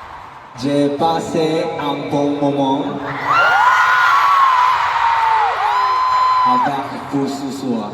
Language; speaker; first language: French; non-native, learner; Korean